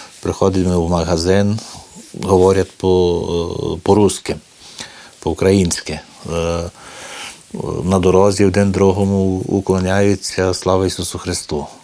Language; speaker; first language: Ukrainian; early bilingual, heritage; Ukrainian